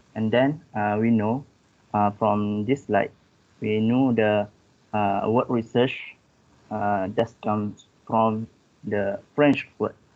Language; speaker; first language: English; non-native, learner; Malay